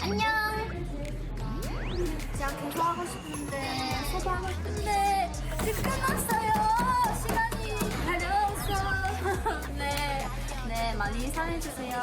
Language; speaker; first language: Korean; non-native, fluent; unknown